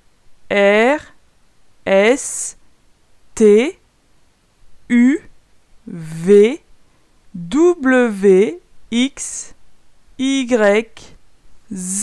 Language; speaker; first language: French; native; French